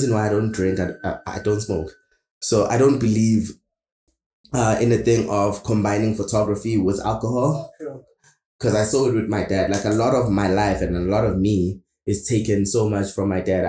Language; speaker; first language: English; non-native, local second language; Zulu